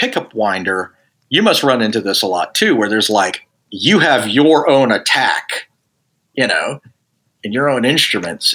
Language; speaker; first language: English; native; English